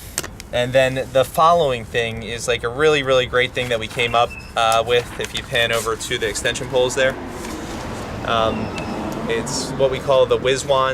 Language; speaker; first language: English; native; English